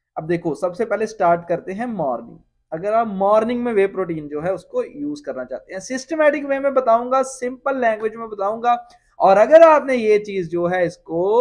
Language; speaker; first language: Hindi; non-native, local second language; Punjabi